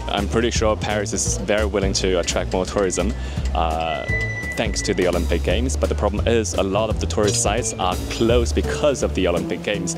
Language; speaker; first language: English; non-native, fluent; Chinese